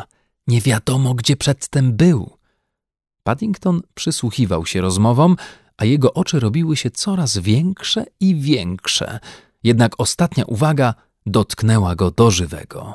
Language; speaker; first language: Polish; native; Polish